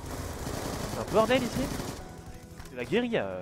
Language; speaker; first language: French; native; French